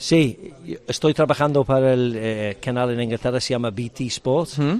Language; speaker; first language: Spanish; non-native, learner; English